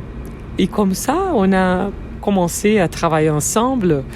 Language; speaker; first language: French; non-native, learner; Portuguese